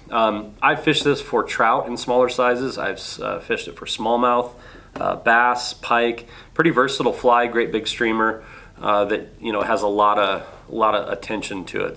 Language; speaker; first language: English; native; English